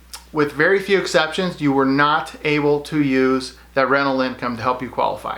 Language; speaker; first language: English; native; English